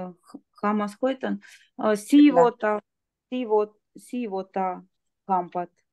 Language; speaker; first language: Finnish; non-native, learner; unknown